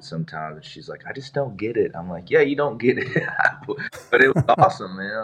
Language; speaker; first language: English; native; English